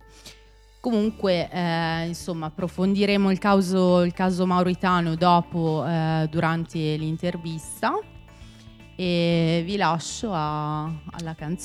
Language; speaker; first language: Italian; native; Italian